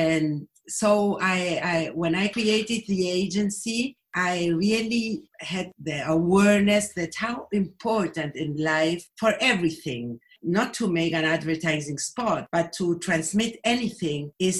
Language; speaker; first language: English; non-native, fluent; Spanish